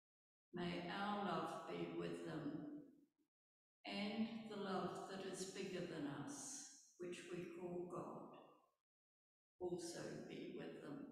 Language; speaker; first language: English; native; English